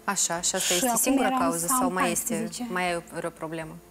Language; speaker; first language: Romanian; native; Romanian